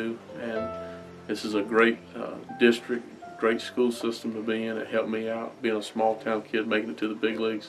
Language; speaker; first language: English; native; English